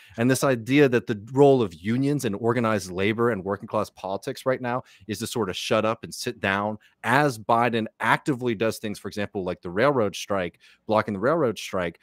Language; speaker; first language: English; native; English